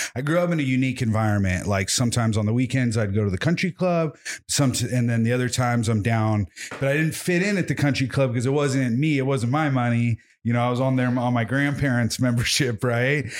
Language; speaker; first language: English; native; English